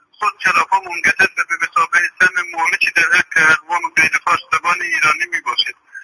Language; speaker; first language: Persian; non-native, local second language; Azerbaijani